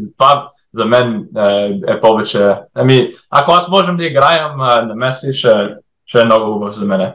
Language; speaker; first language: Bulgarian; early bilingual, heritage; English